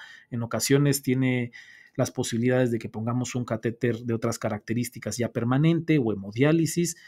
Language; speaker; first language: Spanish; native; Spanish